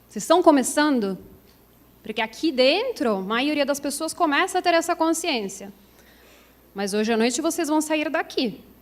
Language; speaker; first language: Portuguese; non-native, fluent; Italian